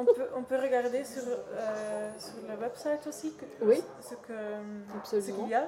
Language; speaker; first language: French; non-native, learner; Dutch